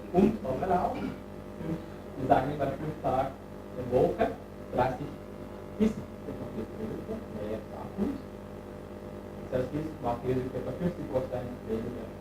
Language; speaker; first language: German; non-native, learner; Turkish